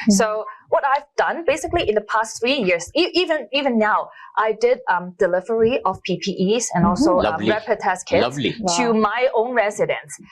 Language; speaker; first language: English; non-native, local second language; Cantonese